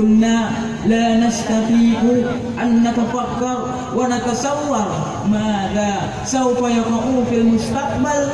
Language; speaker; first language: Arabic; non-native, learner; Indonesian